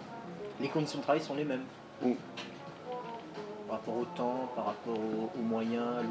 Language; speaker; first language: French; native; French